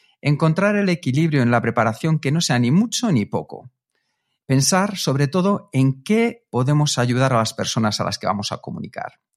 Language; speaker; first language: Spanish; native; Spanish